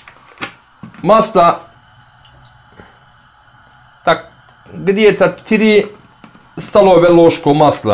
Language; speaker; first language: Russian; non-native, learner; Turkish